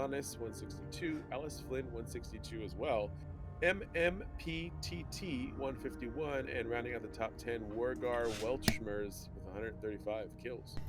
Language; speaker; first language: English; native; English